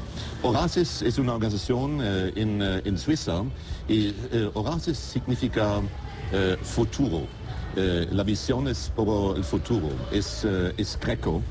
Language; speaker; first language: Spanish; non-native, learner; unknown